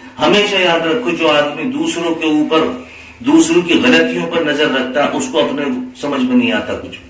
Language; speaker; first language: Urdu; native; Urdu